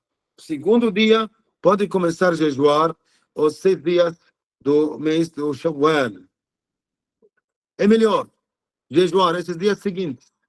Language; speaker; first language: Portuguese; non-native, learner; Arabic